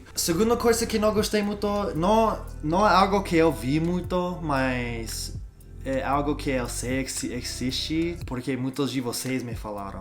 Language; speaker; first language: Portuguese; non-native, learner; English